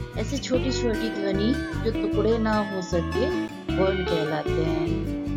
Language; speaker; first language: Hindi; native; Hindi